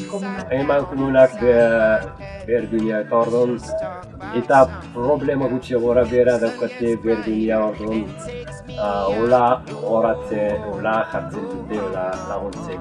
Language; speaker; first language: Basque; non-native, learner; Arabic